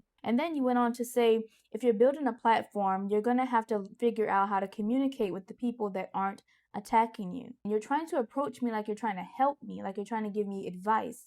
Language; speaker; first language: English; native; English